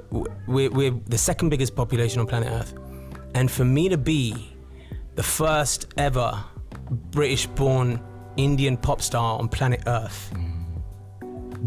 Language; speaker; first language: English; native; English